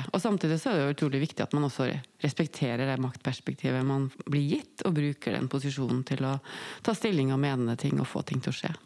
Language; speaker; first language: Norwegian; native; Norwegian